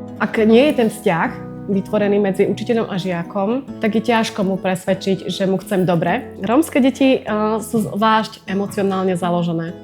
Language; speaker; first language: Slovak; non-native, local second language; Romany